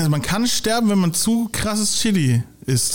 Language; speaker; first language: German; native; German